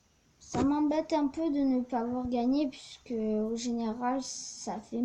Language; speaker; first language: French; native; French